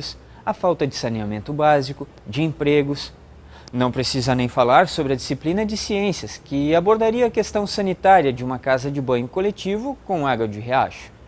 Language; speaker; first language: Portuguese; native; Portuguese